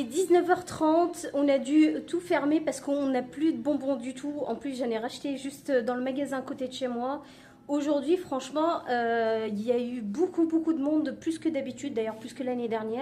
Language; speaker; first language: French; native; French